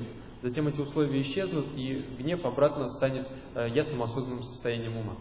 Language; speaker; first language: Russian; native; Russian